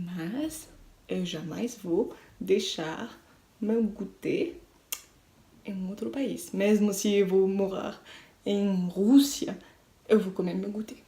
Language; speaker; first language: Portuguese; non-native, learner; French